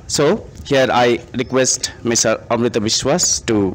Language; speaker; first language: English; non-native, local second language; Bangla